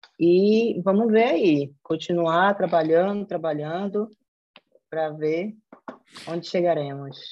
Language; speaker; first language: Portuguese; native; Portuguese